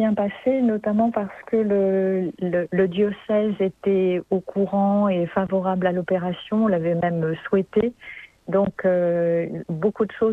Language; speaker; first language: French; native; French